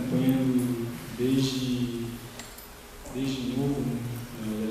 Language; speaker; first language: Portuguese; non-native, local second language; Guarani